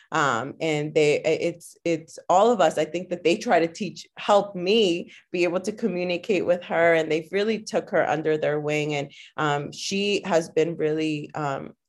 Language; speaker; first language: English; early bilingual, other home language; Spanish